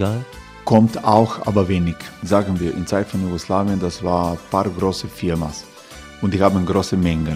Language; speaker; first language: German; non-native, learner; Croatian